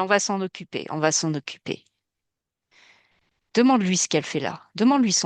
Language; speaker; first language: French; native; French